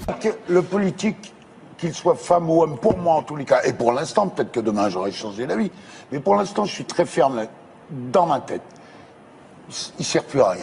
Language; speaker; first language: French; native; French